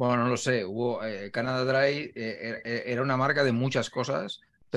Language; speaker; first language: Spanish; native; Spanish